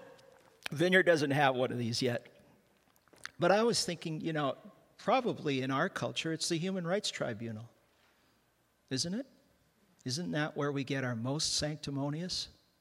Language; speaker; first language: English; native; English